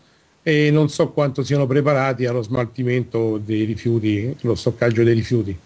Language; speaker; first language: Italian; native; Italian